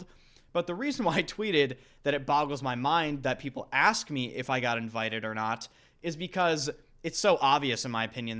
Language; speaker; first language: English; native; English